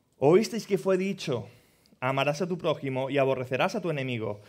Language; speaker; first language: Spanish; native; Spanish